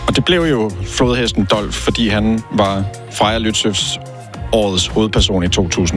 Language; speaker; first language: Danish; native; Danish